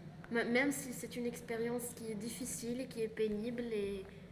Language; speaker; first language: French; non-native, local second language; Arabic